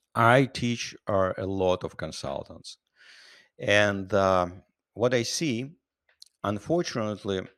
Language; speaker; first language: English; non-native, fluent; Russian